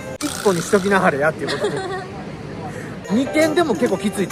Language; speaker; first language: Japanese; native; Japanese